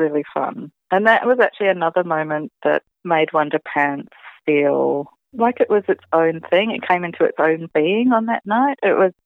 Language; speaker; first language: English; native; English